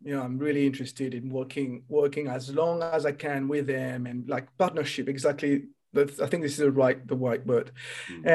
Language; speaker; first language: English; non-native, fluent; French